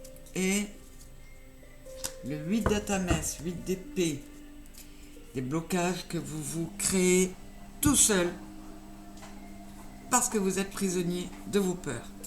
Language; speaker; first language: French; native; French